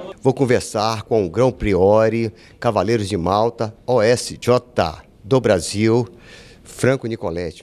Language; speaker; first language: Portuguese; native; Portuguese